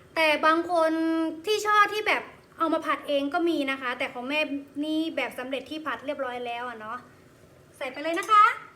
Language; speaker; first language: Thai; native; Thai